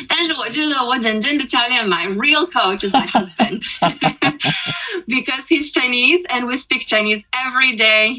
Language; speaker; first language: English; non-native, fluent; Russian